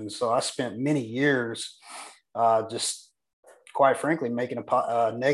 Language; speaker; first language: English; native; English